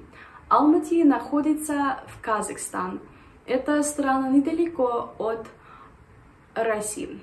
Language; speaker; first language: Russian; non-native, learner; English